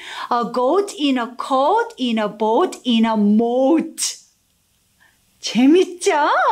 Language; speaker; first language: English; non-native, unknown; Korean